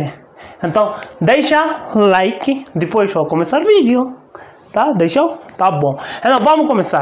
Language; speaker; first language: Portuguese; non-native, learner; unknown